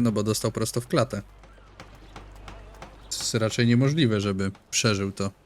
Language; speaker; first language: Polish; native; Polish